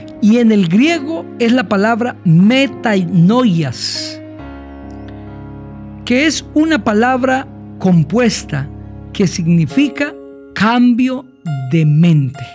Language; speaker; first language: Spanish; native; Spanish